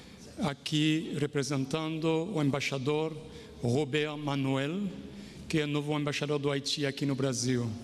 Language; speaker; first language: Portuguese; non-native, fluent; Haitian Creole